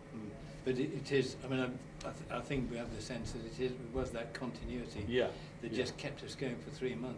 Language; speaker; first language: English; native; English